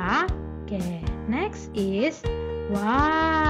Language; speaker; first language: English; non-native, fluent; Indonesian